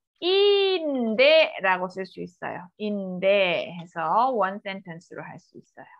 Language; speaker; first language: Korean; native; Korean